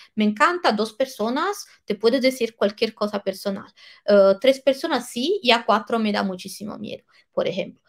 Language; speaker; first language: Spanish; non-native, fluent; Italian